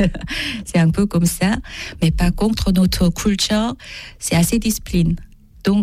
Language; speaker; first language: French; non-native, learner; Korean